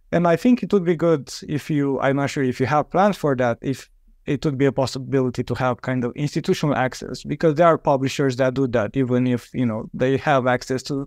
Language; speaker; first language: English; non-native, fluent; Romanian